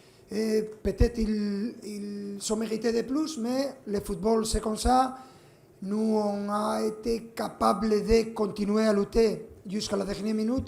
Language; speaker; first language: French; non-native, fluent; Spanish